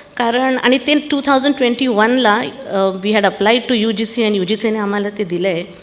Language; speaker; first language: Marathi; non-native, local second language; Punjabi